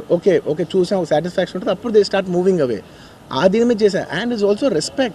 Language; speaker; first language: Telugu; native; Telugu